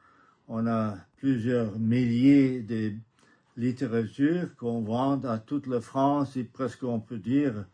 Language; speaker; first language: French; non-native, fluent; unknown